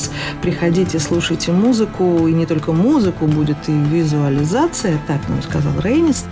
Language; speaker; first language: Russian; native; Russian